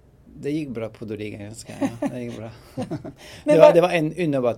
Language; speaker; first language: Swedish; non-native, fluent; French